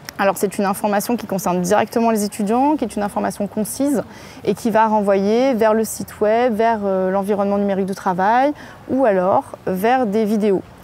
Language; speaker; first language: French; native; French